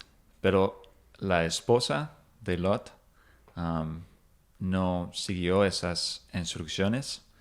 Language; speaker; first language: Spanish; non-native, fluent; English